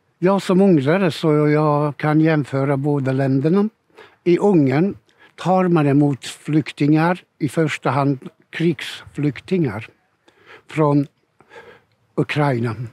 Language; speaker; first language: Swedish; non-native, fluent; Hungarian